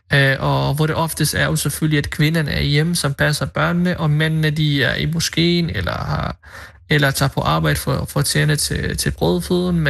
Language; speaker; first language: Danish; early bilingual, other home language; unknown